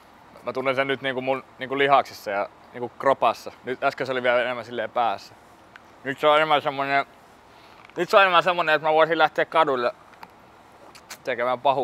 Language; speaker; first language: Finnish; native; Finnish